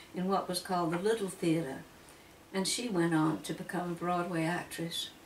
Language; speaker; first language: English; native; English